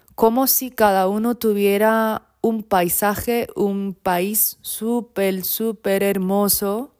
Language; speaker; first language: Spanish; non-native, fluent; Japanese